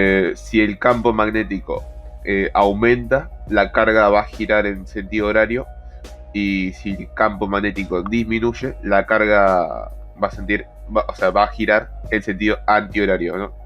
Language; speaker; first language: Spanish; native; Spanish